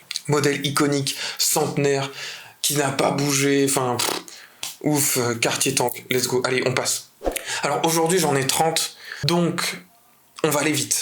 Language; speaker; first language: French; native; French